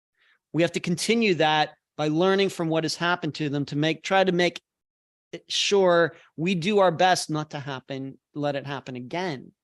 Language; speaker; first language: English; native; English